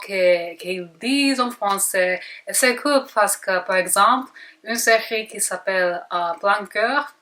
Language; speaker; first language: French; non-native, learner; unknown